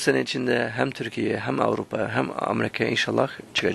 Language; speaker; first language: Turkish; early bilingual, heritage; Turkish